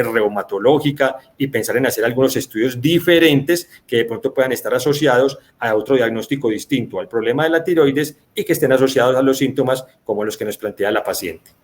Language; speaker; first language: Spanish; native; Spanish